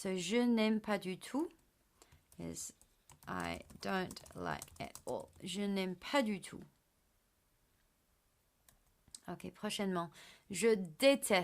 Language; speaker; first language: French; non-native, fluent; English